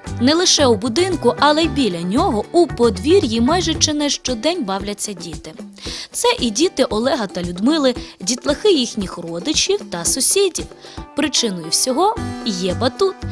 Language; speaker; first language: Ukrainian; native; Ukrainian